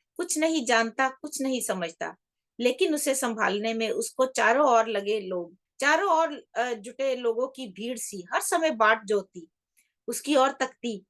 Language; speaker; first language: Hindi; native; Hindi